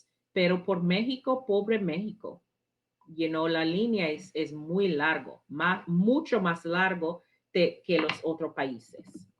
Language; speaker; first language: Spanish; non-native, fluent; English